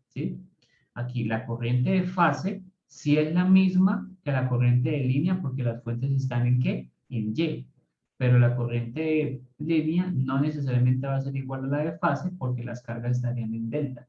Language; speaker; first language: Spanish; native; Spanish